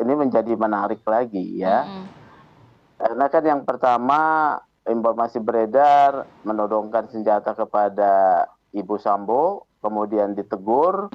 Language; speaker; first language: Indonesian; native; Indonesian